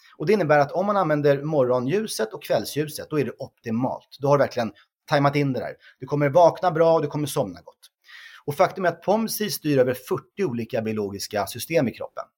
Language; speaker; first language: Swedish; native; Swedish